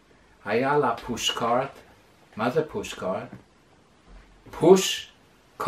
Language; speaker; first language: Hebrew; non-native, fluent; English